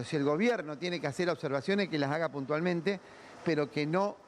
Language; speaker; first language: Spanish; native; Spanish